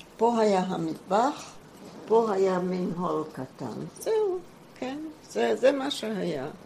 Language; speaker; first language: Hebrew; non-native, fluent; German